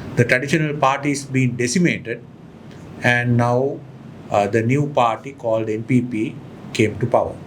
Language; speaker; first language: English; non-native, local second language; Sinhala